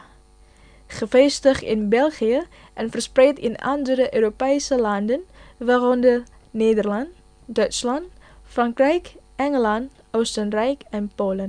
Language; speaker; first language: Dutch; non-native, fluent; Indonesian